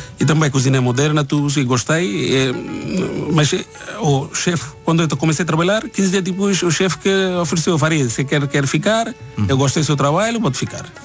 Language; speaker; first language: Portuguese; non-native, learner; Bangla